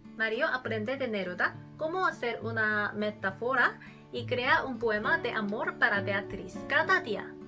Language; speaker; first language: Spanish; non-native, learner; Korean